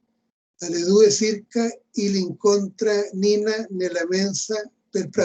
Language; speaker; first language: Italian; non-native, learner; Spanish